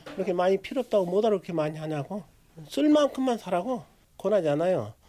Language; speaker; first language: Korean; native; Korean